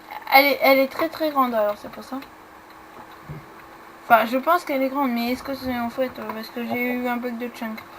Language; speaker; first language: French; native; French